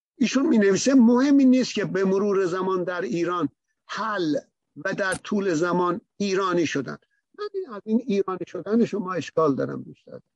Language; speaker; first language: Persian; native; Persian